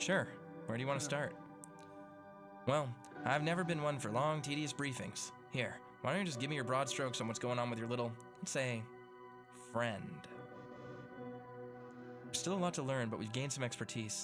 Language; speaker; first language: English; native; English